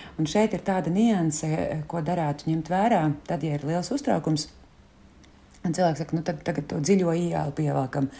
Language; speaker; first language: Latvian; native; Latvian